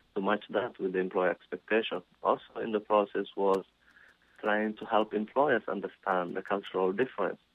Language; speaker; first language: English; non-native, fluent; Somali